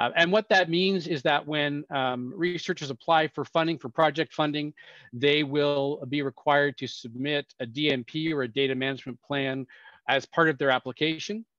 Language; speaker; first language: English; native; English